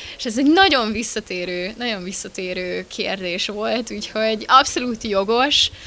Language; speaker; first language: Hungarian; native; Hungarian